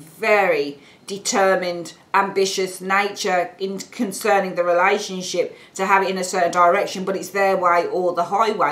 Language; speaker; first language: English; native; English